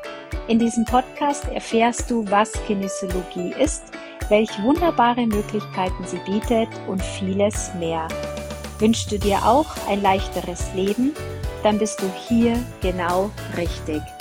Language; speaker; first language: German; native; German